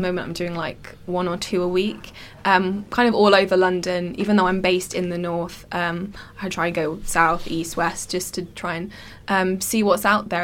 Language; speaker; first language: English; native; English